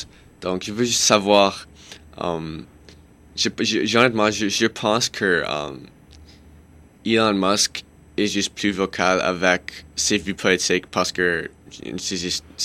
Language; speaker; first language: French; non-native, local second language; English